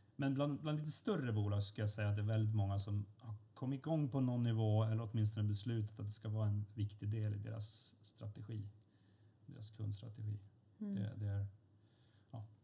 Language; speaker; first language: Swedish; native; Swedish